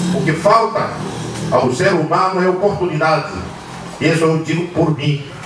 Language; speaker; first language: Portuguese; non-native, fluent; Spanish